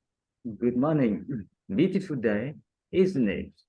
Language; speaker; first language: English; non-native, learner; Vietnamese